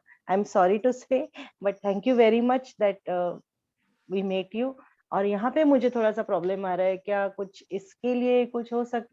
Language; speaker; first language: Hindi; native; Hindi